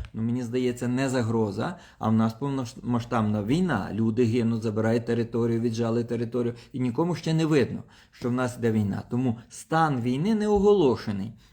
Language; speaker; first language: Ukrainian; non-native, local second language; Russian